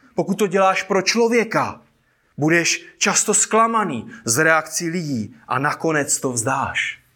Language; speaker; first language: Czech; native; Czech